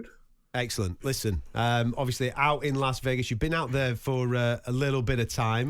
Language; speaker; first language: English; native; English